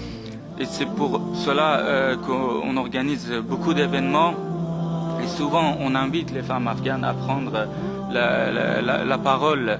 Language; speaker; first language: French; non-native, fluent; Persian